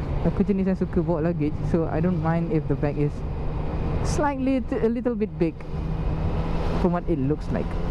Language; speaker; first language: English; non-native, local second language; Malay